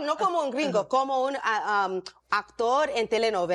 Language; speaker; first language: Spanish; non-native, learner; English